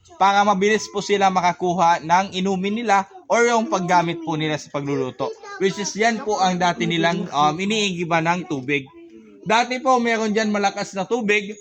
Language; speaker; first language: Filipino; non-native, local second language; Bikol